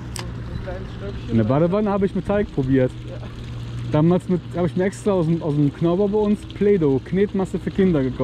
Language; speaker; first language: German; native; German